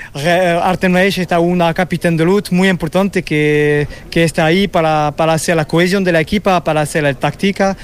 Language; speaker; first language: Portuguese; non-native, learner; Spanish